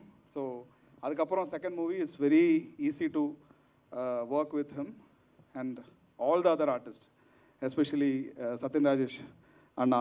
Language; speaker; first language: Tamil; non-native, learner; Malayalam